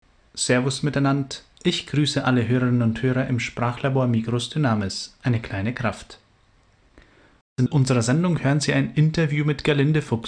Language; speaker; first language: German; native; German